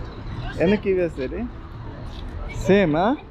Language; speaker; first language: Arabic; non-native, learner; Bangla